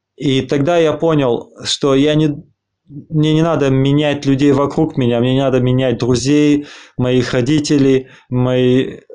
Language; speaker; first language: Russian; non-native, fluent; Spanish